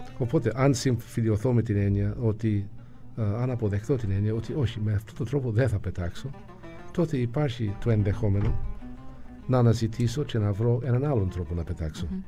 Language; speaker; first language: Greek; non-native, fluent; English